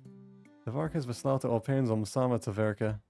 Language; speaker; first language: Dutch; non-native, learner; English